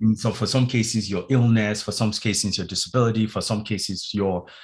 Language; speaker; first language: English; non-native, local second language; Yoruba